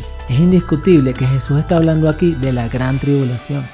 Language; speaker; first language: Spanish; native; Spanish